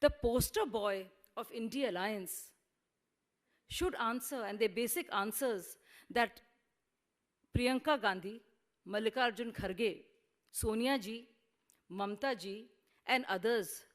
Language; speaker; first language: English; non-native, local second language; Hindi